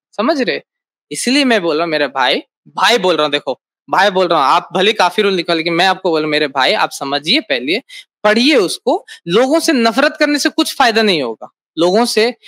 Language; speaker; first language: Hindi; native; Hindi